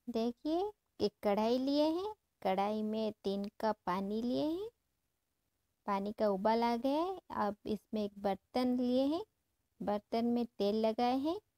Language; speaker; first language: Hindi; non-native, local second language; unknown